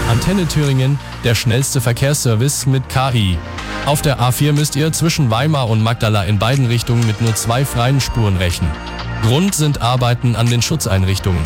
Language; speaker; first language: German; native; German